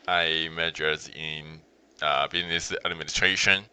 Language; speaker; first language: English; non-native, learner; Chinese